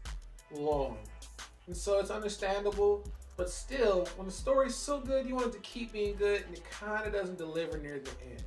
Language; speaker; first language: English; native; English